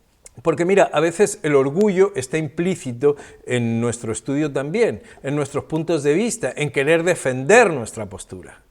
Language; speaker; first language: Spanish; native; Spanish